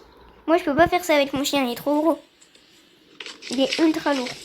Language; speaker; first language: French; native; French